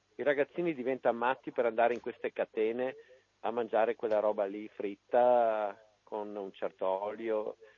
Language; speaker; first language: Italian; native; Italian